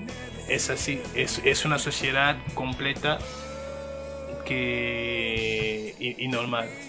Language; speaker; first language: Spanish; non-native, fluent; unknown